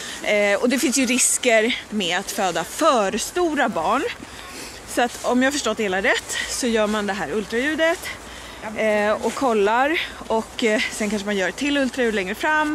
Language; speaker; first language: Swedish; native; Swedish